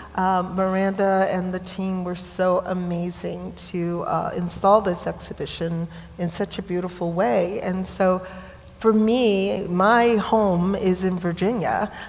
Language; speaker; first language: English; native; English